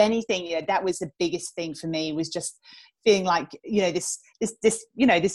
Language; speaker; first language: English; native; English